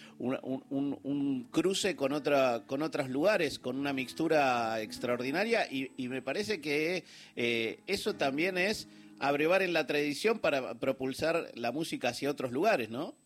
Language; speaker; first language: Spanish; native; Spanish